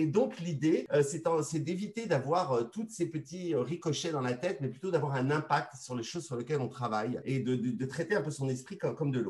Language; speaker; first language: French; native; French